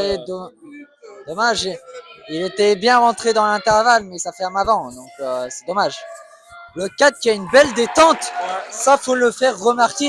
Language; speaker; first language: French; native; French